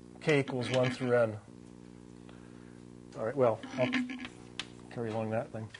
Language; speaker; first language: English; native; English